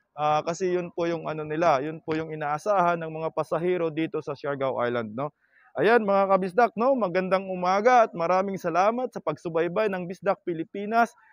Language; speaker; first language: Filipino; non-native, local second language; Cebuano